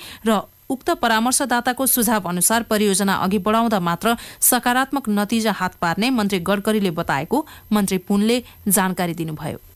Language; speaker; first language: Nepali; native; Nepali